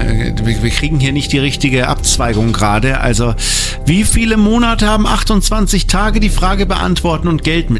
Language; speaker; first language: German; native; German